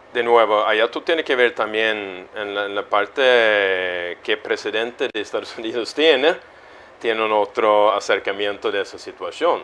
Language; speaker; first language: Spanish; non-native, fluent; Swedish